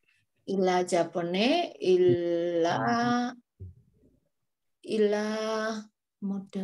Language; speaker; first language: French; non-native, learner; Indonesian